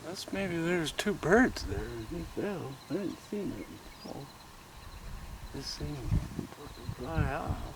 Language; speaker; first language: English; native; English